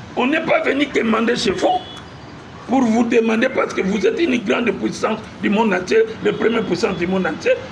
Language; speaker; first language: French; non-native, local second language; Lingala